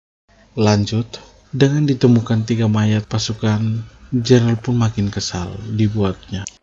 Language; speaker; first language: Indonesian; native; Indonesian